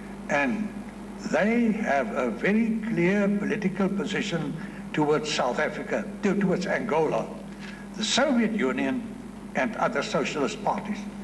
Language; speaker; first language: English; non-native, local second language; Afrikaans